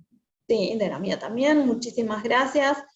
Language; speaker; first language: Spanish; native; Spanish